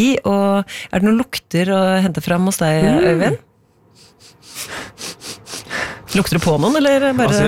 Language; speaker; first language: Norwegian; native; Norwegian